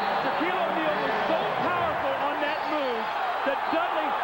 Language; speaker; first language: English; native; English